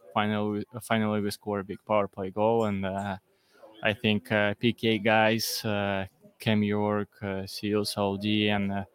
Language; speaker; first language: English; non-native, learner; Russian